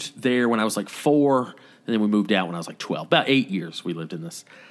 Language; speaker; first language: English; native; English